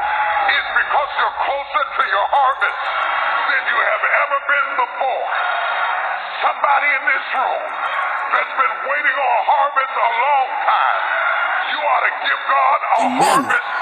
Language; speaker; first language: English; native; English